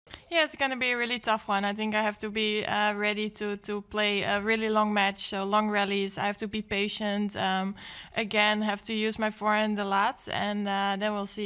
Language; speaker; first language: English; non-native, fluent; Dutch